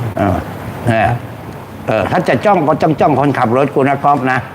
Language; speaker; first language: Thai; native; Thai